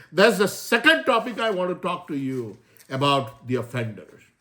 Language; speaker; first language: English; non-native, local second language; Gujarati